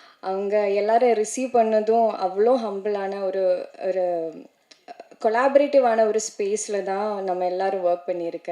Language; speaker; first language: Tamil; non-native, learner; Malayalam